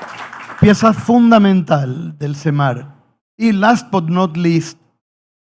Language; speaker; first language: Spanish; native; Spanish